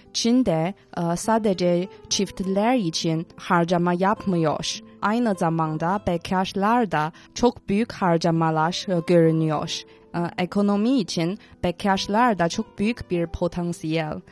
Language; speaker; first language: Turkish; non-native, fluent; Chinese